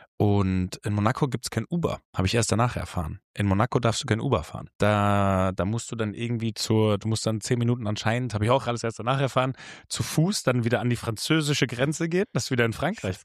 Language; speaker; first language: German; native; German